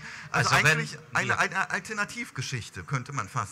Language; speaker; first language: German; native; German